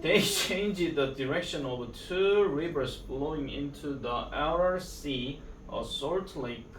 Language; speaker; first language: English; non-native, fluent; Korean